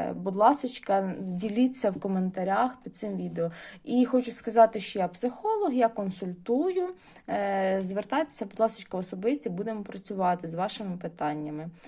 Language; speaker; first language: Ukrainian; non-native, local second language; Russian